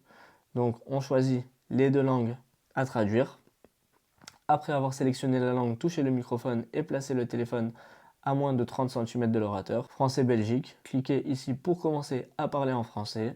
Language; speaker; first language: French; native; French